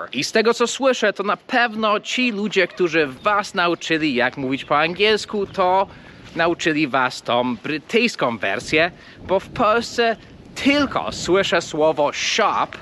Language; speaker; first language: Polish; non-native, fluent; English